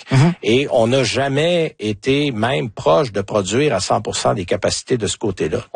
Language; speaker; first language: French; native; French